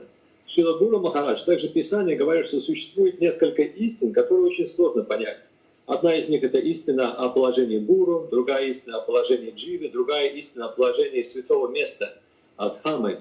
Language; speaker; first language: Russian; native; Russian